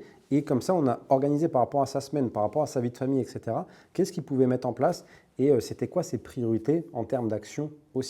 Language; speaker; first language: French; native; French